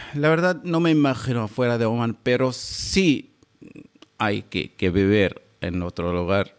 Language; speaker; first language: Spanish; non-native, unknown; Arabic